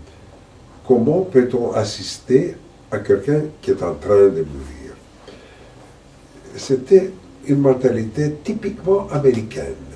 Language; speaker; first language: French; non-native, fluent; Greek